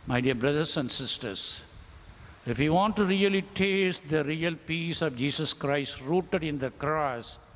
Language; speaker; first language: English; non-native, local second language; Tamil